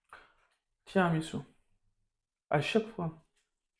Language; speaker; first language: French; native; French